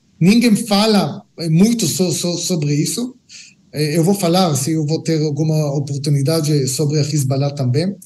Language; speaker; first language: Portuguese; non-native, learner; Hebrew